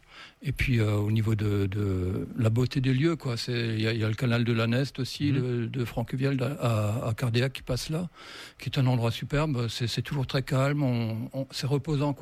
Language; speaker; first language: French; native; French